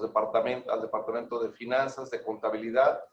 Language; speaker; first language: Spanish; native; Spanish